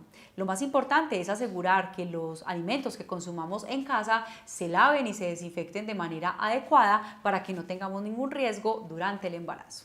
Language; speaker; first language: Spanish; native; Spanish